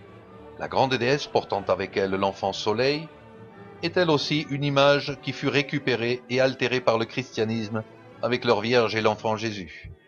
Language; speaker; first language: French; native; French